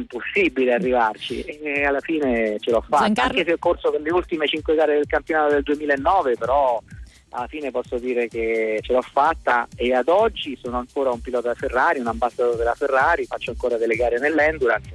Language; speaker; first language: Italian; native; Italian